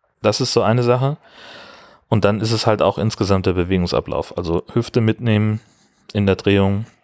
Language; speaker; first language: German; native; German